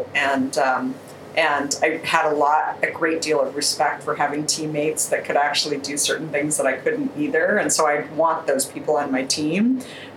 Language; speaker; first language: English; native; English